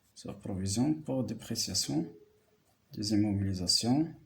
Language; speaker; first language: French; non-native, local second language; Arabic